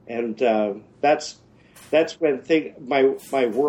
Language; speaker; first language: English; native; English